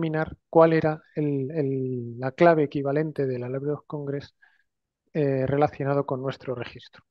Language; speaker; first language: Spanish; native; Spanish